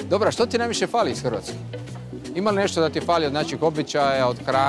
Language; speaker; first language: Croatian; native; Croatian